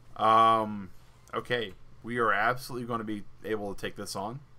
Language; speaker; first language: English; native; English